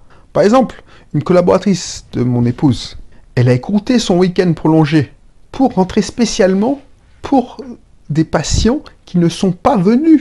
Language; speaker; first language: French; native; French